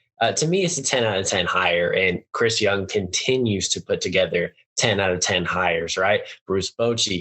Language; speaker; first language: English; native; English